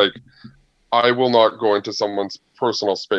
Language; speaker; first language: English; native; English